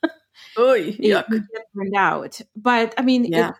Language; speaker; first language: English; non-native, fluent; Ukrainian